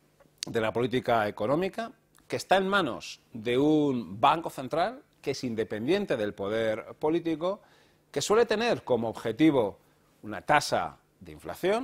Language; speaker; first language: Spanish; native; Spanish